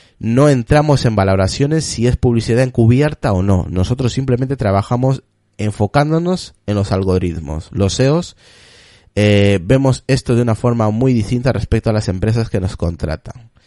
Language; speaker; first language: Spanish; native; Spanish